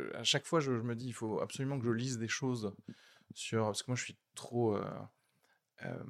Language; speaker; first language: French; native; French